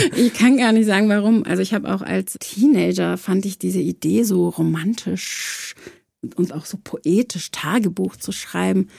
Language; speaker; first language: German; early bilingual, other home language; Croatian